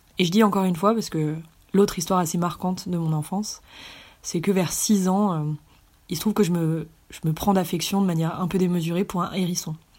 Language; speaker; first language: French; native; French